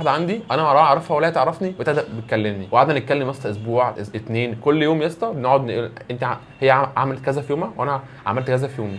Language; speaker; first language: Arabic; native; Arabic